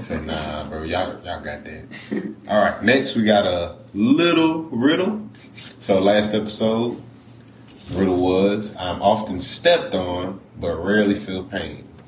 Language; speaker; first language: English; native; English